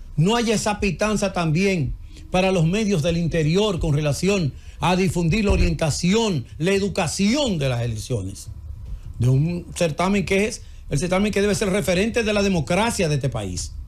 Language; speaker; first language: Spanish; native; Spanish